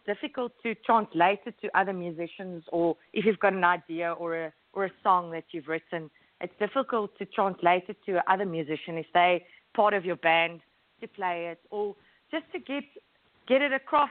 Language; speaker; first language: English; native; English